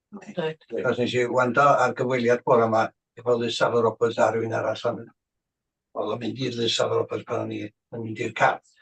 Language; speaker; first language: Welsh; native; Welsh